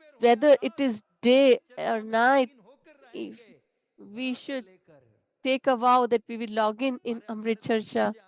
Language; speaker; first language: English; non-native, local second language; Hindi